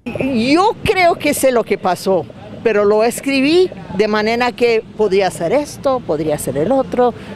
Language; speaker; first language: Spanish; non-native, fluent; English